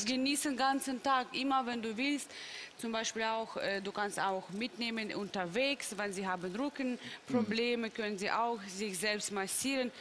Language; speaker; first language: German; non-native, fluent; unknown